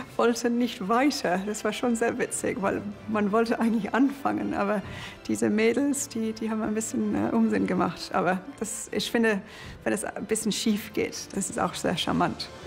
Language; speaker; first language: German; non-native, fluent; English